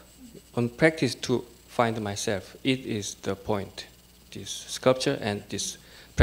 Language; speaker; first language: English; non-native, learner; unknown